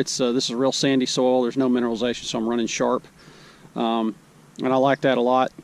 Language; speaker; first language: English; native; English